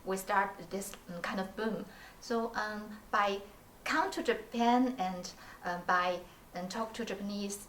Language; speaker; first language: English; non-native, learner; Chinese